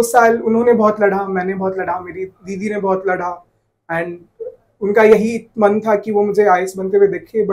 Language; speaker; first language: Hindi; non-native, local second language; Odia